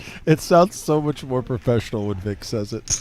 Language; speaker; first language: English; native; English